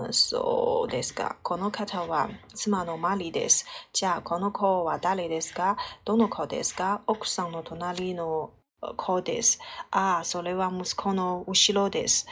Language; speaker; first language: Japanese; non-native, learner; Chinese